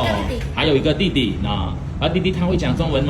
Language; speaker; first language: Chinese; non-native, fluent; Khmer